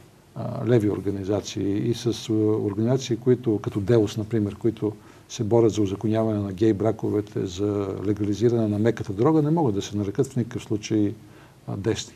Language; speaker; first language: Bulgarian; native; Bulgarian